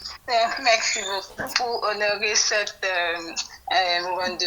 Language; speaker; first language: French; non-native, fluent; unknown